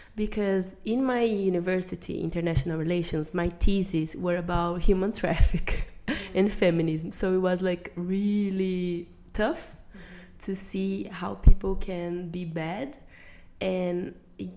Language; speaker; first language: English; non-native, fluent; Portuguese